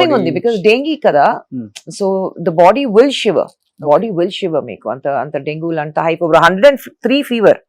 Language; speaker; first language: Telugu; non-native, fluent; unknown